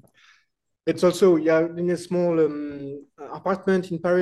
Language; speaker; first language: English; non-native, fluent; French